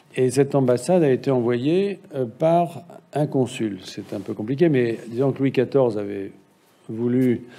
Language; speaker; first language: French; native; French